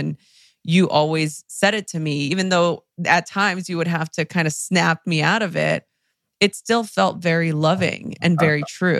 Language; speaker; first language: English; early bilingual, other home language; Spanish